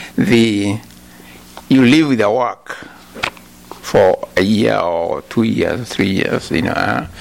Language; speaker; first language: English; non-native, local second language; Kikuyu